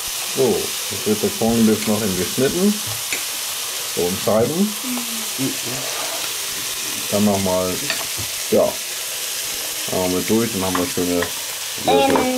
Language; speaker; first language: German; native; German